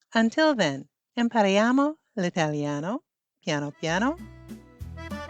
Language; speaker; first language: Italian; non-native, fluent; English